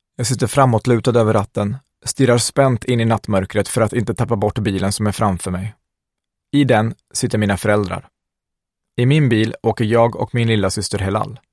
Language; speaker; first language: Swedish; early bilingual, other home language; Kurdish